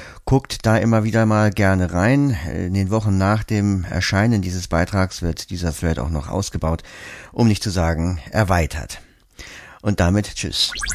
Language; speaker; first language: German; native; German